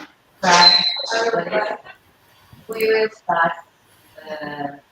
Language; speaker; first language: English; non-native, fluent; Portuguese